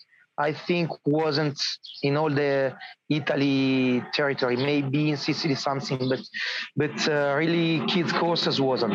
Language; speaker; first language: English; non-native, learner; Italian